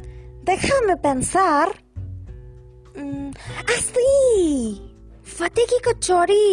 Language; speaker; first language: Spanish; non-native, learner; Hindi